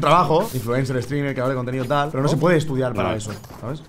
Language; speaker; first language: Spanish; native; Spanish